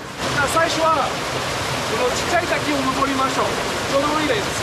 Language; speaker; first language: Japanese; non-native, learner; French